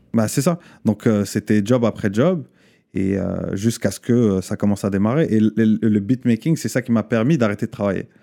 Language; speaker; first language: French; non-native, local second language; Arabic